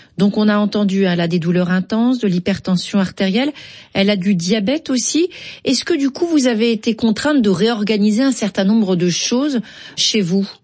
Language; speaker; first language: French; native; French